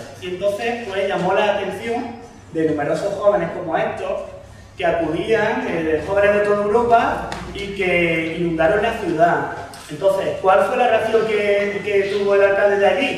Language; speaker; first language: Spanish; native; Spanish